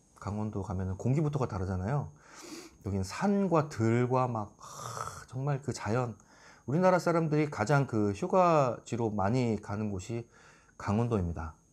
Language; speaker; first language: Korean; native; Korean